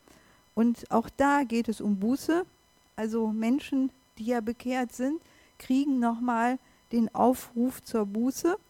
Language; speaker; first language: German; native; German